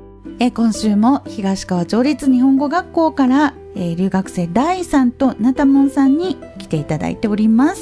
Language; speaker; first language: Japanese; native; Japanese